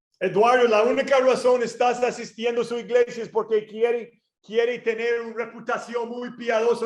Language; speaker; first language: Spanish; non-native, fluent; English